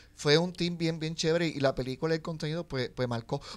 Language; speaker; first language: Spanish; native; Spanish